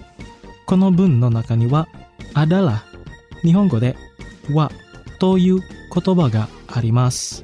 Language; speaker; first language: Japanese; non-native, fluent; Indonesian